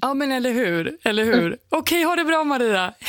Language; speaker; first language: Swedish; native; Swedish